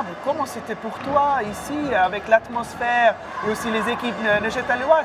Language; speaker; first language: French; non-native, fluent; German